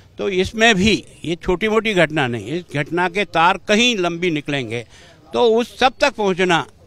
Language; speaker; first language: Hindi; native; Hindi